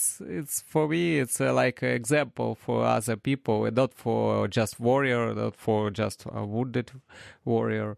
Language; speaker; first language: English; non-native, learner; Ukrainian